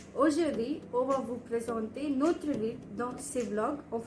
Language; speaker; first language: French; non-native, fluent; Konkani